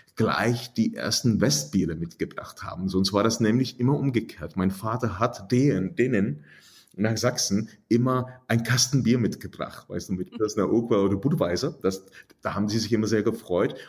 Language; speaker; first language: German; non-native, fluent; Czech